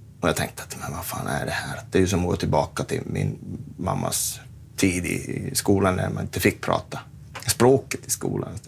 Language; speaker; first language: Swedish; native; Swedish